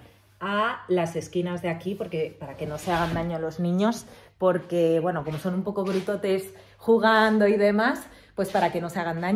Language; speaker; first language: Spanish; native; Spanish